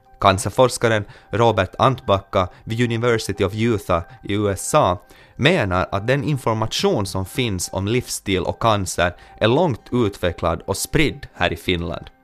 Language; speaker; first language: Swedish; native; Swedish